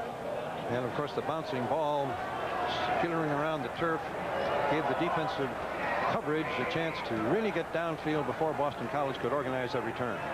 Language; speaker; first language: English; native; English